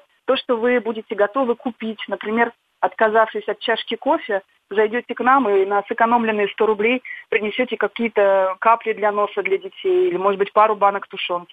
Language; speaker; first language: Russian; native; Russian